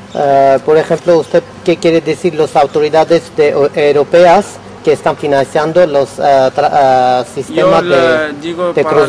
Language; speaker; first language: Spanish; non-native, fluent; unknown